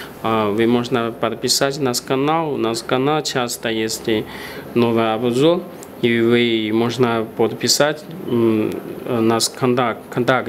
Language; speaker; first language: Russian; non-native, learner; Chinese